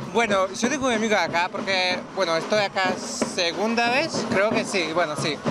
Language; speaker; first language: Spanish; non-native, fluent; Polish